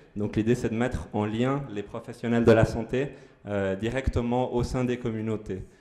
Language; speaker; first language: French; non-native, fluent; Spanish